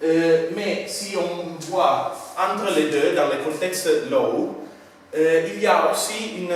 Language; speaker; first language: French; non-native, fluent; Italian